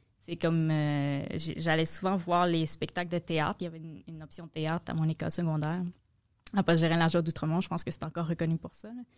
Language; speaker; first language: French; native; French